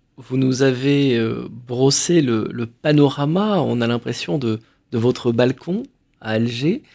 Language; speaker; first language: French; native; French